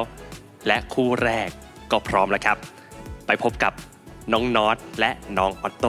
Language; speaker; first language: Thai; native; Thai